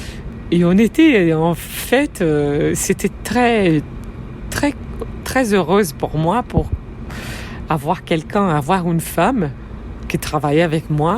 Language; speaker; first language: French; non-native, learner; Portuguese